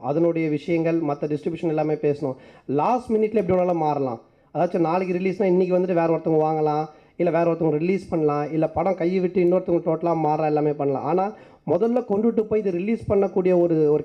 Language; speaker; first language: Tamil; native; Tamil